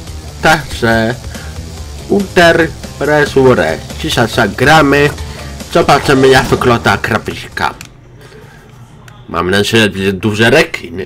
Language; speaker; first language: Polish; non-native, learner; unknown